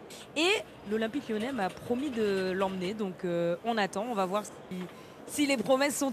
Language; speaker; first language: French; native; French